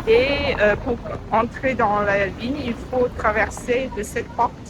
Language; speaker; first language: French; non-native, learner; Vietnamese